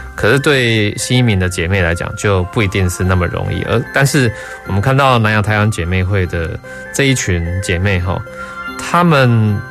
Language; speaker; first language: Chinese; non-native, fluent; Khmer